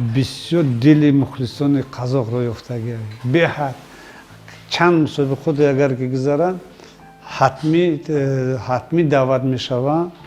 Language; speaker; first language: Tajik; native; Tajik